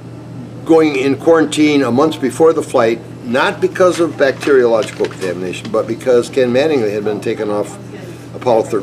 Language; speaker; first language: English; native; English